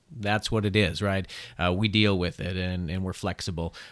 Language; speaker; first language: English; native; English